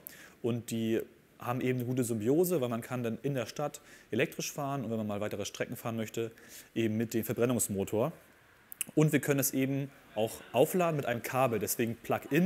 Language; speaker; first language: German; native; German